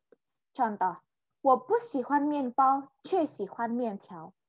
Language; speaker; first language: Chinese; non-native, fluent; Indonesian